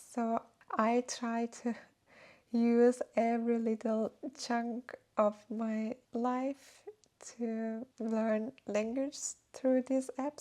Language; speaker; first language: English; non-native, fluent; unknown